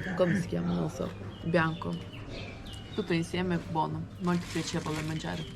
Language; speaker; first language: Italian; non-native, learner; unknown